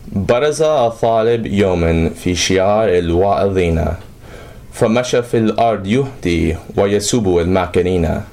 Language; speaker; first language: Arabic; non-native, fluent; English